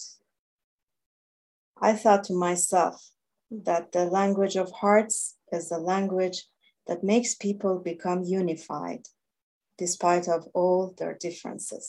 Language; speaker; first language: English; non-native, fluent; Persian